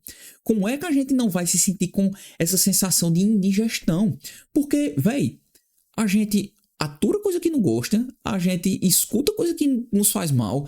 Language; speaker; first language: Portuguese; native; Portuguese